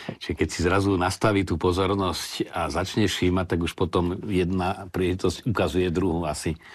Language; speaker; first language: Slovak; native; Slovak